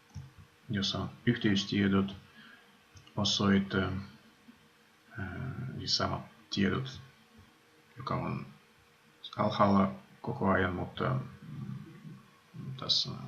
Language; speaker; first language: Finnish; non-native, fluent; Russian